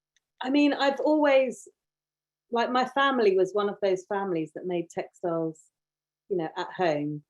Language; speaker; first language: English; native; English